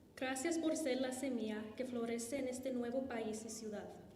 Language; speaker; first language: Spanish; early bilingual, heritage; Spanish